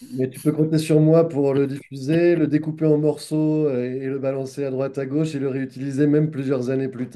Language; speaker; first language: French; native; French